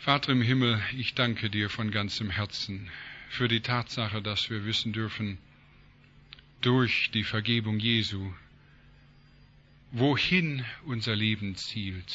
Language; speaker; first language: German; non-native, fluent; English